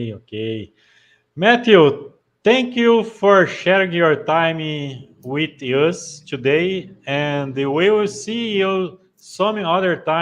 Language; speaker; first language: English; non-native, fluent; Portuguese